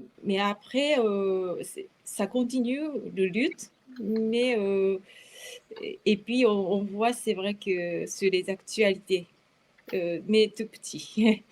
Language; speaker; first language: French; non-native, fluent; Japanese